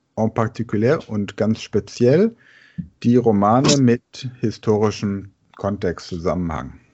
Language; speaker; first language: German; native; German